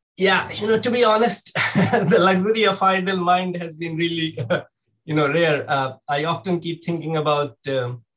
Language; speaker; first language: English; non-native, local second language; Hindi